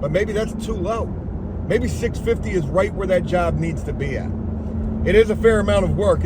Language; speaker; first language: English; native; English